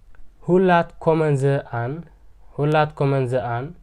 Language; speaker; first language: Dutch; non-native, fluent; Tigrinya